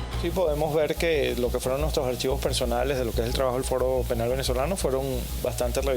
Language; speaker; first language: Spanish; native; Spanish